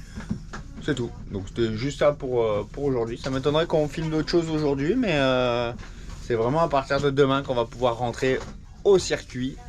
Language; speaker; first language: French; native; French